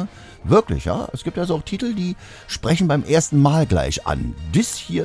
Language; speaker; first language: German; native; German